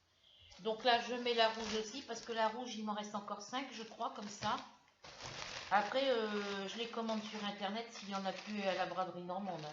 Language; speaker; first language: French; native; French